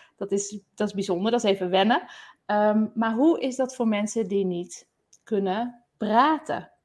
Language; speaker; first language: Dutch; native; Dutch